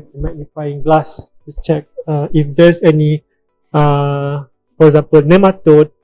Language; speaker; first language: English; non-native, local second language; Malay